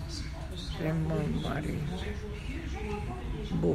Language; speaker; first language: French; non-native, fluent; Hungarian